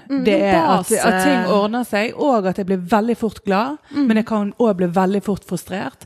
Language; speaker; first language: Norwegian; native; Norwegian